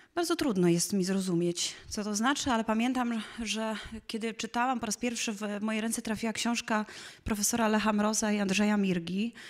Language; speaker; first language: Polish; native; Polish